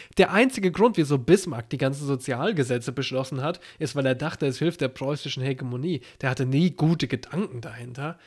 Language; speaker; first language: German; native; German